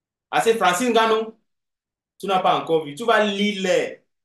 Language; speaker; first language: French; non-native, local second language; English